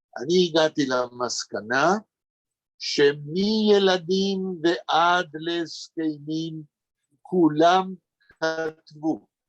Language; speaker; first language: Hebrew; native; Hebrew